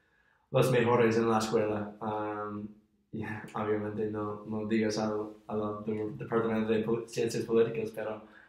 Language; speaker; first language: Spanish; non-native, fluent; English